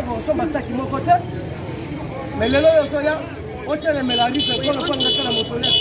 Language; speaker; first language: Lingala; non-native, local second language; Kongo